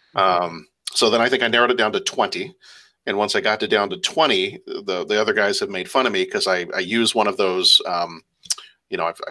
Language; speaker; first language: English; native; English